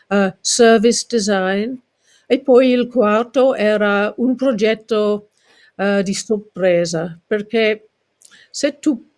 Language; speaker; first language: Italian; non-native, learner; English